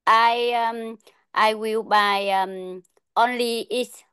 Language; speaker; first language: English; non-native, learner; Vietnamese